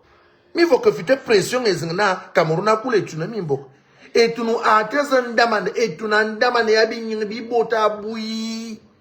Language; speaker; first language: French; non-native, local second language; Lingala